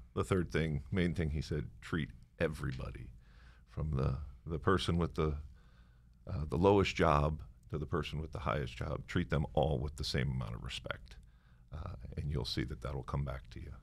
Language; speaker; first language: English; native; English